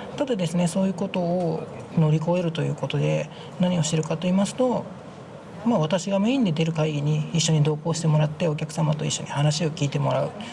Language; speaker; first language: Japanese; native; Japanese